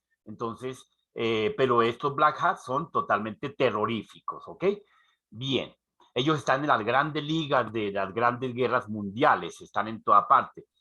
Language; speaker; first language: Spanish; native; Spanish